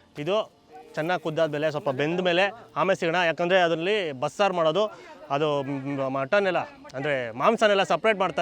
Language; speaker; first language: Kannada; native; Kannada